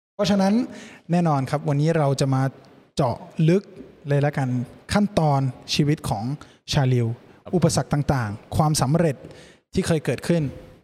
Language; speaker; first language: Thai; early bilingual, other home language; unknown